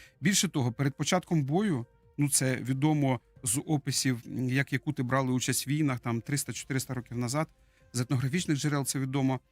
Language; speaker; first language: Ukrainian; native; Ukrainian